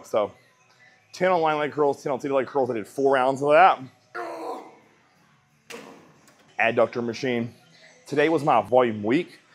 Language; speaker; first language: English; native; English